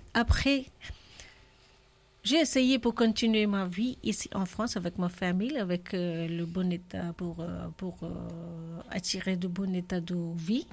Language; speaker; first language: French; non-native, learner; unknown